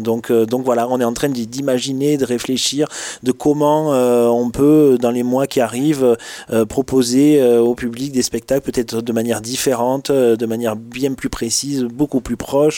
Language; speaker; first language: French; native; French